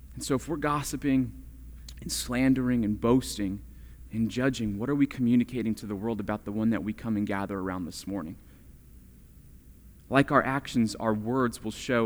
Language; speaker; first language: English; native; English